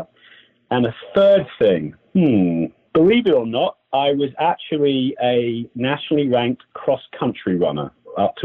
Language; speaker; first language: English; native; English